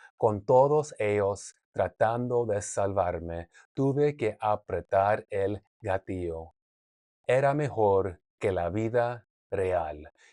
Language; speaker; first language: Spanish; non-native, learner; English